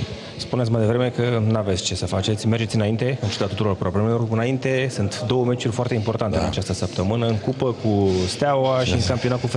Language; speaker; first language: Romanian; native; Romanian